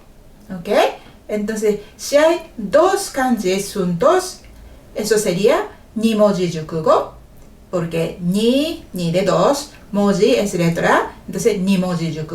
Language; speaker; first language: Spanish; non-native, fluent; Japanese